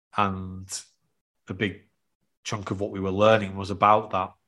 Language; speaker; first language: English; native; English